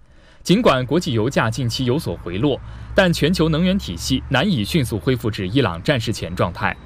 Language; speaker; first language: Chinese; native; Chinese